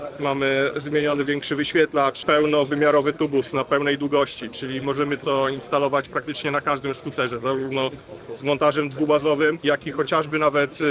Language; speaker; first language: Polish; native; Polish